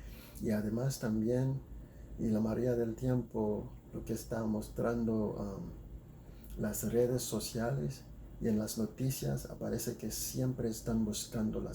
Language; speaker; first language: Spanish; non-native, fluent; Haitian Creole